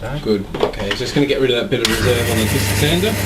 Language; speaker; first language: English; native; English